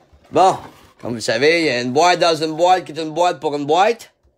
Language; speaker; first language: French; native; French